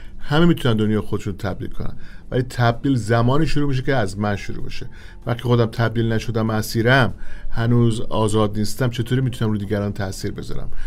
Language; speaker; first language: Persian; native; Persian